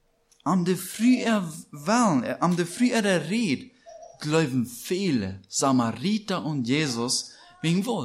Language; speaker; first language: German; non-native, learner; Plautdietsch